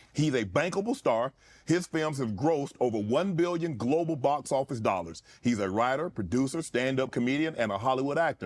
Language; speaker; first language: English; native; English